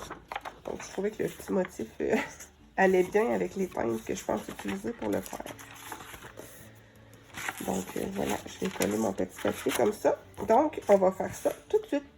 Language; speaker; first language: French; native; French